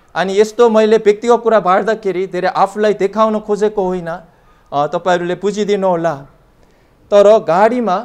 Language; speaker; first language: Nepali; non-native, fluent; Korean